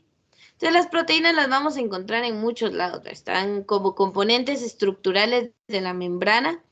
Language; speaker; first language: Spanish; native; Spanish